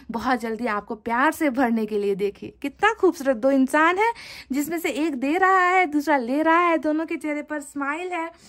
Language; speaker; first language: Hindi; native; Hindi